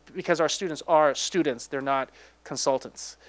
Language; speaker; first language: English; native; English